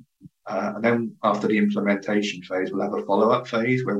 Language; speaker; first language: English; native; English